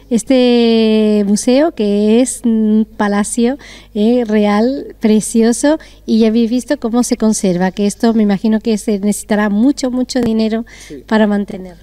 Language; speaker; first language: Spanish; native; Spanish